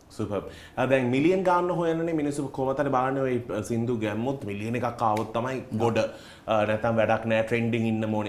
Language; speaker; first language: Sinhala; non-native, local second language; Tamil